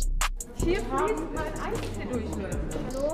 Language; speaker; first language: German; native; German